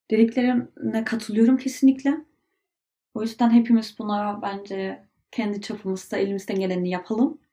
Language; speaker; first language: Turkish; early bilingual, heritage; Turkish